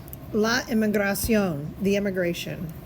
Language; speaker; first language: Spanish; non-native, fluent; English